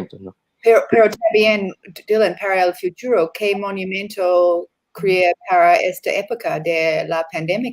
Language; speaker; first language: Spanish; non-native, learner; English